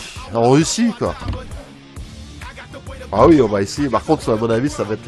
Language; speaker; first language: French; native; French